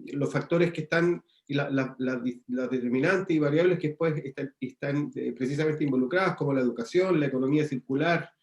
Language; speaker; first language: Spanish; native; Spanish